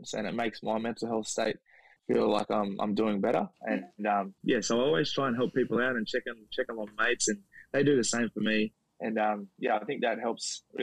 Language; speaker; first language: English; native; English